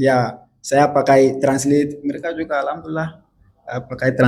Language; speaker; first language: Indonesian; non-native, learner; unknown